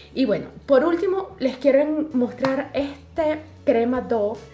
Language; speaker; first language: Spanish; native; Spanish